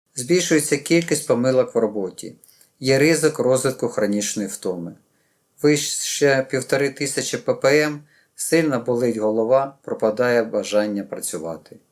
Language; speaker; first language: Ukrainian; non-native, local second language; Russian